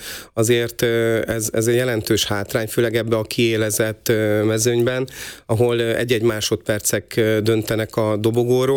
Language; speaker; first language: Hungarian; native; Hungarian